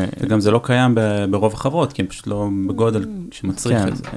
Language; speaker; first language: Hebrew; native; Hebrew